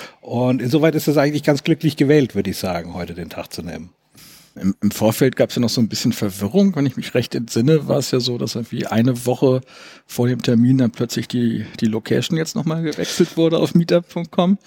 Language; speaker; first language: German; native; German